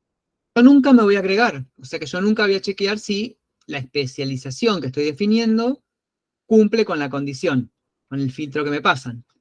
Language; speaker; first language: Spanish; native; Spanish